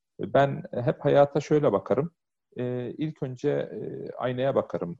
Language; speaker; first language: Turkish; early bilingual, heritage; Turkish